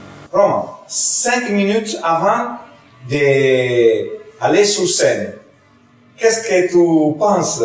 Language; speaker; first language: French; non-native, fluent; Italian